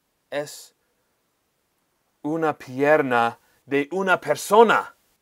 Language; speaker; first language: Spanish; non-native, fluent; English